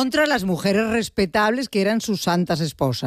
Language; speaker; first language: Spanish; native; Spanish